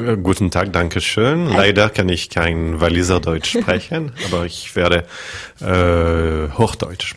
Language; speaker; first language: German; non-native, fluent; French